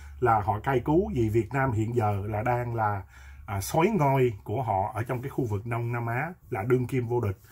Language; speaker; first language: Vietnamese; native; Vietnamese